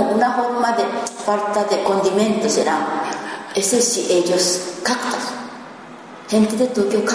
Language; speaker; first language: Spanish; non-native, learner; Japanese